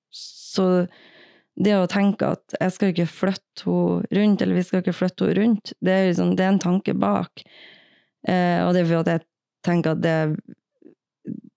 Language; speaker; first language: Norwegian; native; Norwegian